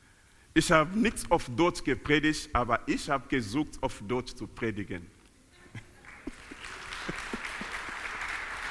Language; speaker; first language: German; non-native, learner; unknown